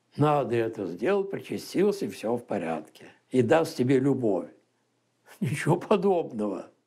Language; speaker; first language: Russian; native; Russian